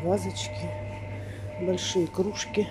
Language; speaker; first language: Russian; native; Russian